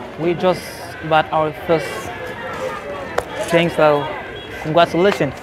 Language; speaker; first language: English; non-native, fluent; Haitian Creole